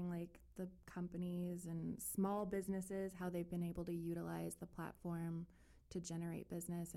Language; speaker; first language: English; native; English